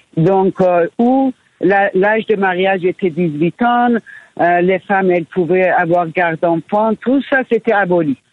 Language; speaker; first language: French; non-native, fluent; Persian